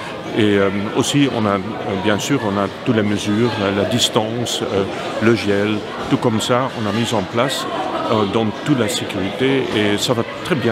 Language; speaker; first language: French; non-native, local second language; Dutch